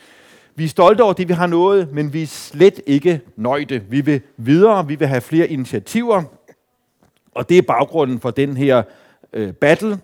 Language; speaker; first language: Danish; native; Danish